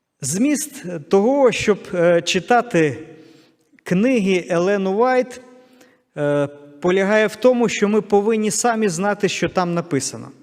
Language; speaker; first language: Ukrainian; non-native, local second language; Russian